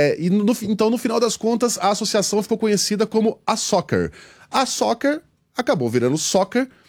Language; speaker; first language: Portuguese; native; Portuguese